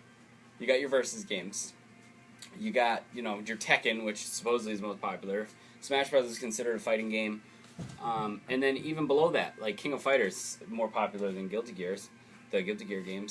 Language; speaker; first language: English; native; English